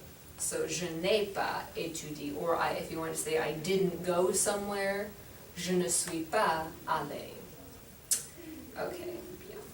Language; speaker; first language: French; non-native, learner; English